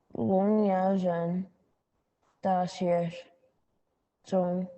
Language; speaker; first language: Chinese; non-native, learner; English